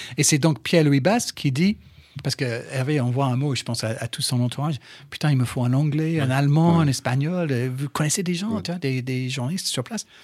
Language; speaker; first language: French; non-native, fluent; English